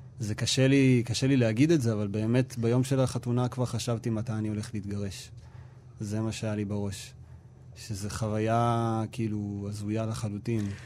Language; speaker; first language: Hebrew; native; Hebrew